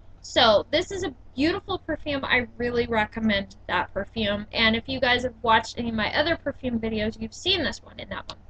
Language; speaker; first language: English; native; English